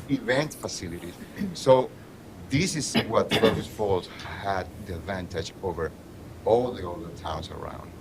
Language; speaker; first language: English; non-native, fluent; Spanish